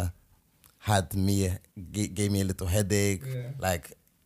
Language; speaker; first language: English; native; English